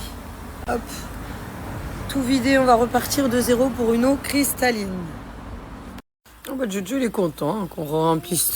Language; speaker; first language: French; native; French